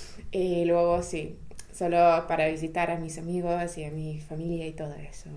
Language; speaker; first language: Spanish; non-native, fluent; English